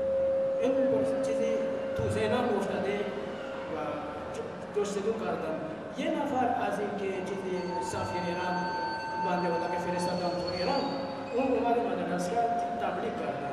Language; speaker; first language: Persian; non-native, learner; Malagasy